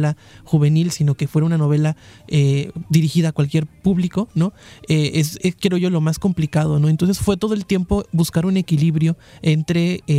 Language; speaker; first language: Spanish; native; Spanish